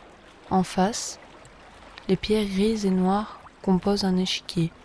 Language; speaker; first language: French; native; French